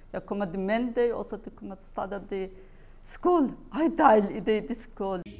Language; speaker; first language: Danish; non-native, learner; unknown